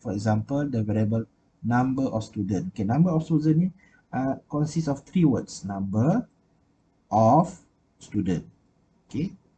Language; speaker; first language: English; non-native, local second language; Malay